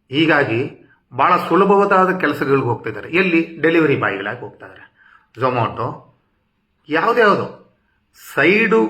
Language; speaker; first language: Kannada; non-native, local second language; Tamil